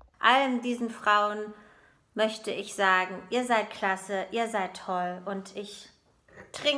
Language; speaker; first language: German; native; German